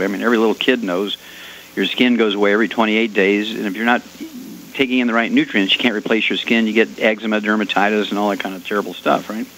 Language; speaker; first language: English; native; English